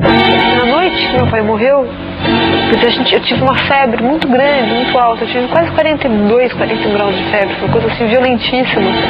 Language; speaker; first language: Portuguese; native; Portuguese